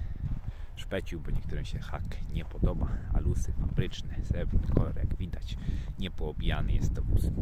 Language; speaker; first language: Polish; native; Polish